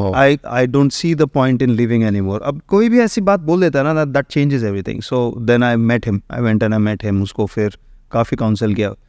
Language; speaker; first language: Hindi; native; Hindi